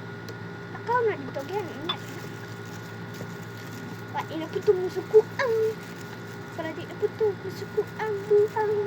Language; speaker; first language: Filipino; non-native, local second language; Cebuano